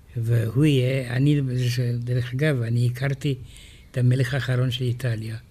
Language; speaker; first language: Hebrew; non-native, fluent; Romanian